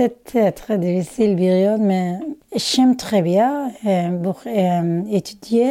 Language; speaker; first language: French; non-native, learner; Somali